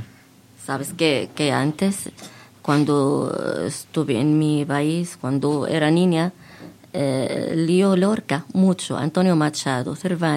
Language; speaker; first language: Spanish; non-native, fluent; Arabic